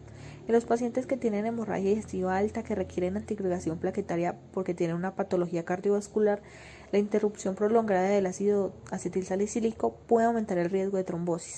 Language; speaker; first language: Spanish; native; Spanish